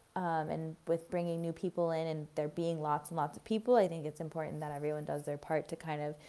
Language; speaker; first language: English; native; English